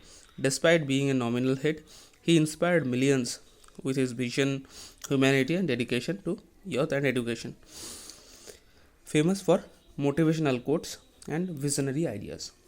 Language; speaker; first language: English; non-native, local second language; Hindi